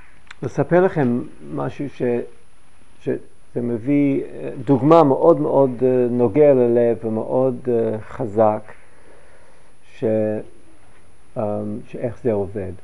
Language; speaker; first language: Hebrew; non-native, fluent; English